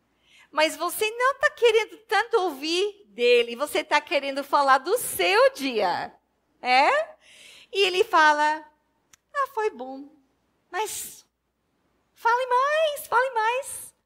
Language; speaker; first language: Portuguese; non-native, fluent; English